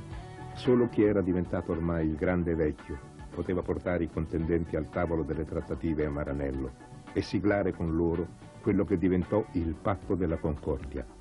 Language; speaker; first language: Italian; native; Italian